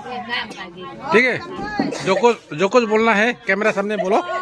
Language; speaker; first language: Hindi; non-native, local second language; Rongmei Naga